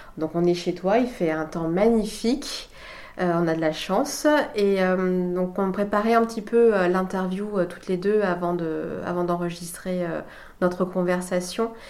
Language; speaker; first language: French; native; French